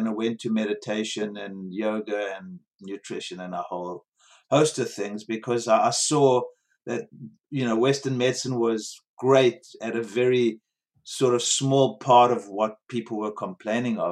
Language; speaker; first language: English; native; English